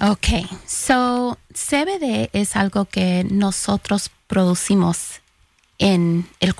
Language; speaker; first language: Spanish; early bilingual, heritage; Spanish